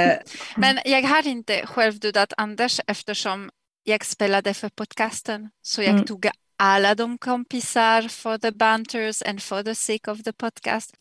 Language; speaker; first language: Swedish; non-native, fluent; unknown